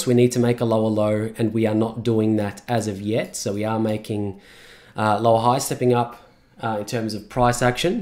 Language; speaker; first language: English; native; English